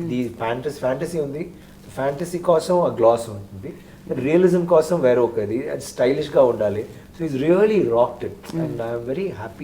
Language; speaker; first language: Telugu; non-native, learner; Tamil